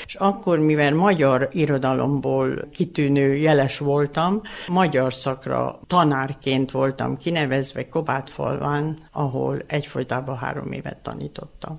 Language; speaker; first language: Hungarian; native; Hungarian